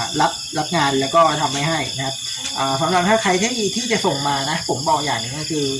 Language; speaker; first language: Thai; native; Thai